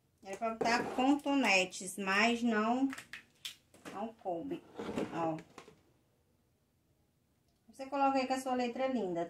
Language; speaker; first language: Portuguese; native; Portuguese